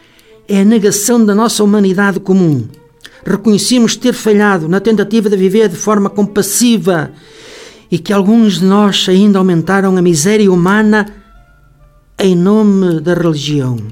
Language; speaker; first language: Portuguese; native; Portuguese